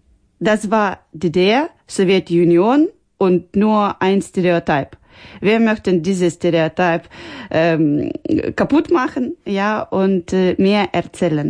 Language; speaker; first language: German; non-native, learner; Ukrainian